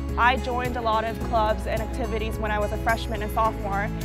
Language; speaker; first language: English; non-native, fluent; Korean